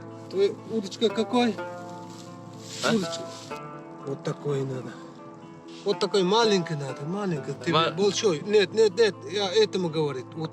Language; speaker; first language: Russian; non-native, learner; Uzbek